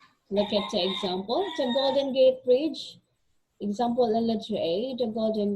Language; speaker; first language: English; non-native, fluent; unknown